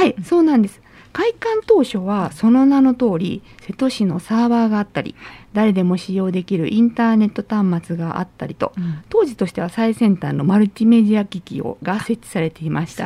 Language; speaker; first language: Japanese; native; Japanese